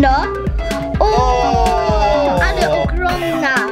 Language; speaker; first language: Polish; early bilingual, heritage; Polish